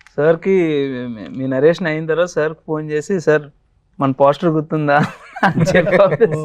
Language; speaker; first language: Telugu; native; Telugu